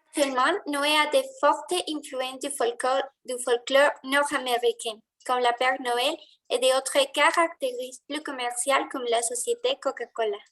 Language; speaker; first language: French; non-native, learner; Spanish